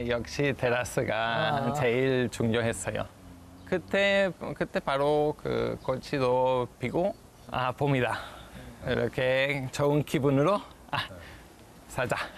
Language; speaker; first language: Korean; non-native, fluent; Spanish